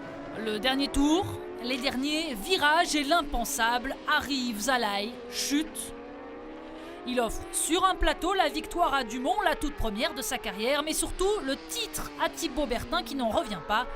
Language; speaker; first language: French; native; French